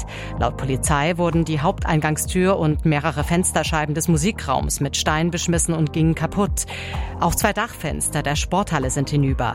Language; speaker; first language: German; native; German